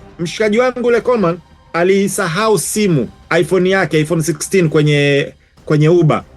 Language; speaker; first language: Swahili; native; Swahili